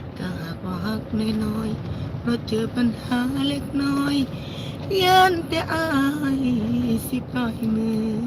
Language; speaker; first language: Thai; native; Thai